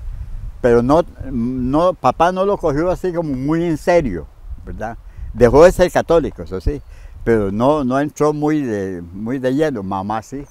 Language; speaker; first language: Spanish; native; Spanish